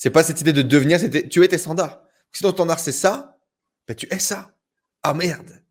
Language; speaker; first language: French; native; French